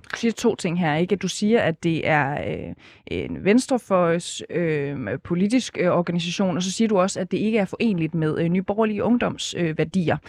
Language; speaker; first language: Danish; native; Danish